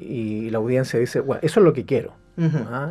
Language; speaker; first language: Spanish; native; Spanish